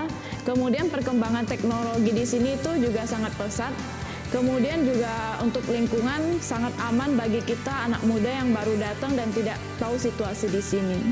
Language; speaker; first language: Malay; non-native, local second language; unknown